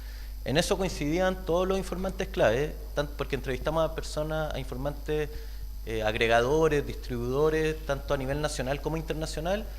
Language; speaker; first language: Spanish; native; Spanish